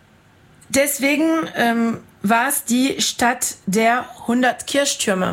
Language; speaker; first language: German; non-native, fluent; French